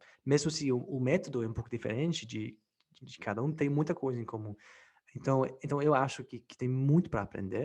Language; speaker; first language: Portuguese; non-native, fluent; English